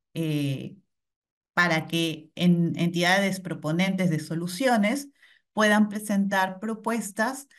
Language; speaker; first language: Spanish; native; Spanish